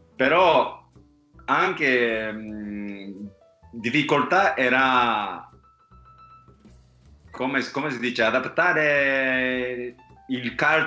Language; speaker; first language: Italian; non-native, fluent; Japanese